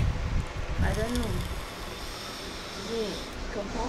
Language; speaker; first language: English; non-native, learner; Thai